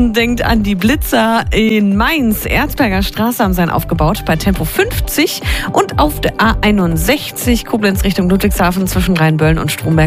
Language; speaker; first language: German; native; German